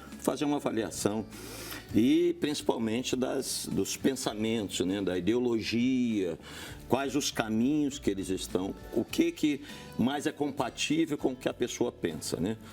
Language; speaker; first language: Portuguese; native; Portuguese